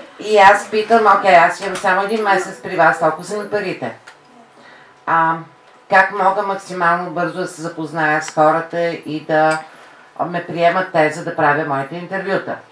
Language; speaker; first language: Bulgarian; native; Bulgarian